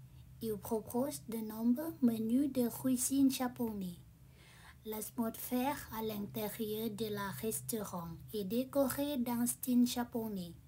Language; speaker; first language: French; non-native, learner; Thai